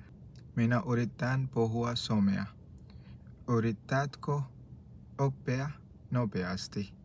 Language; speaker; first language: Finnish; non-native, learner; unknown